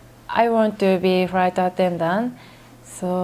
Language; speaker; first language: English; non-native, learner; Japanese